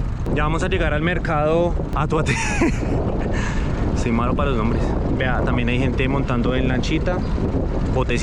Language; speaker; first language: Spanish; native; Spanish